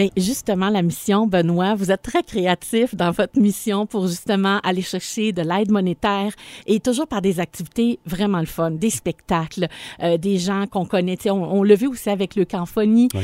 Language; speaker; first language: French; native; French